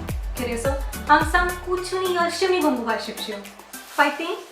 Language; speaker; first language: Korean; non-native, learner; Hindi